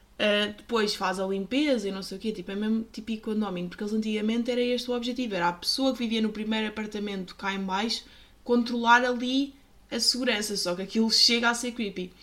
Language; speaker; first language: Portuguese; native; Portuguese